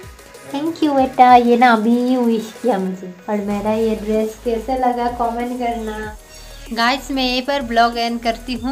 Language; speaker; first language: Hindi; non-native, local second language; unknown